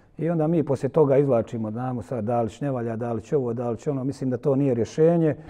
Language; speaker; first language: Croatian; native; Croatian